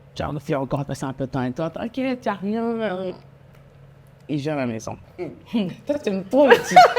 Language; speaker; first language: French; native; French